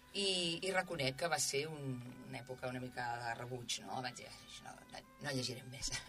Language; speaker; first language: Catalan; native; Catalan